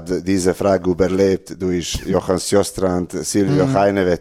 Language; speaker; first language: German; non-native, learner; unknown